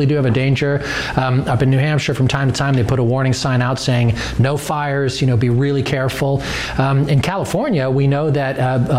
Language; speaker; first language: English; native; English